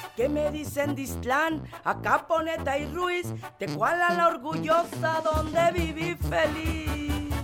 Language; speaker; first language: Spanish; native; Spanish